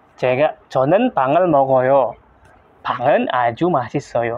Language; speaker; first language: Korean; non-native, learner; Indonesian